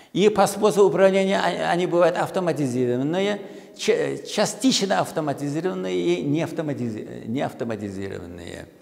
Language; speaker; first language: Russian; non-native, local second language; Uzbek